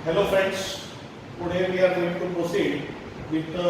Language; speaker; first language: English; non-native, local second language; Marathi